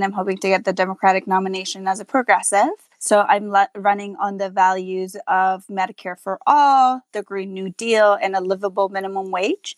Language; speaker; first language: English; non-native, fluent; Hazaragi